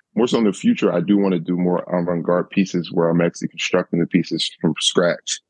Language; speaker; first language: English; native; English